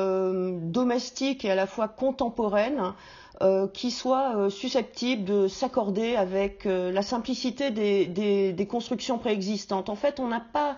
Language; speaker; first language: French; native; French